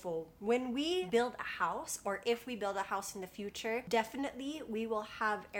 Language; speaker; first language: English; native; English